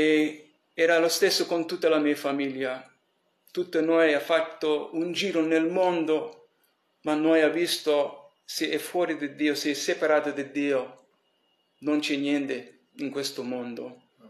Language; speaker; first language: Italian; early bilingual, heritage; English